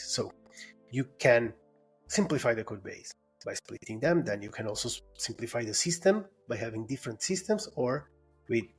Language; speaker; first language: English; non-native, fluent; Italian